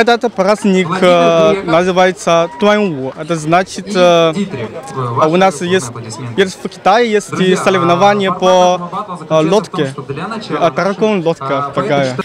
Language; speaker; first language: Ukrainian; non-native, learner; Chinese